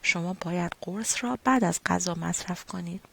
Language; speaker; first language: Persian; native; Persian